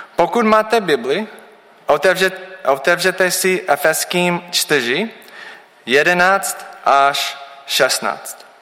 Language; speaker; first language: Czech; non-native, learner; English